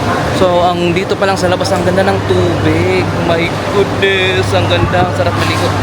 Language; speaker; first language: Filipino; non-native, local second language; Waray